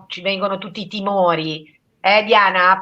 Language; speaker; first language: Italian; native; Italian